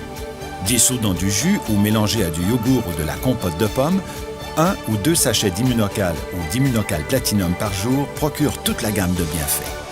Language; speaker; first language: French; native; French